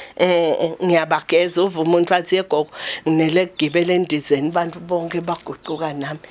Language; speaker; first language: Zulu; non-native, local second language; Swati